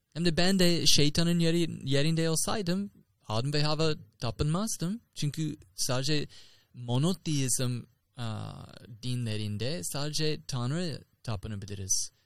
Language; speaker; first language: Turkish; non-native, learner; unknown